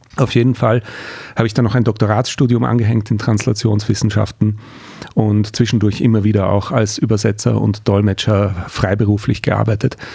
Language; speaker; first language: German; native; German